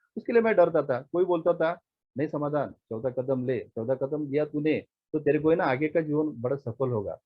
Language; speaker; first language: Hindi; non-native, local second language; Marathi